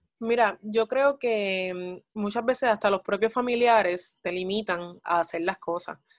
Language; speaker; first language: Spanish; native; Spanish